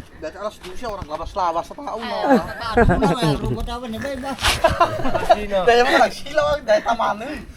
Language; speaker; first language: Filipino; non-native, local second language; Iloko